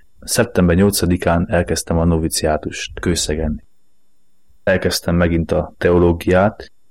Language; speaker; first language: Hungarian; native; Hungarian